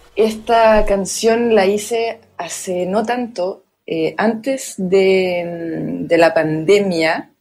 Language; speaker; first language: Spanish; early bilingual, other home language; French